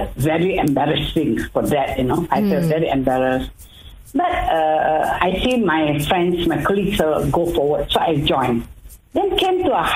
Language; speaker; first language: English; non-native, local second language; Tamil